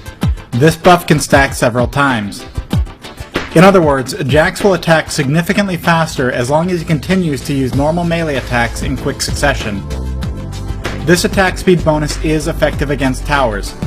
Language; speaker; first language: English; native; English